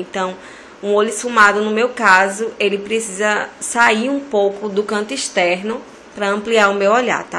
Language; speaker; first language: Portuguese; native; Portuguese